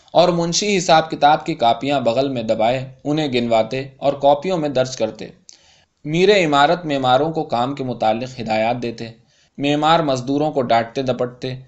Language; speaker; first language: Urdu; native; Urdu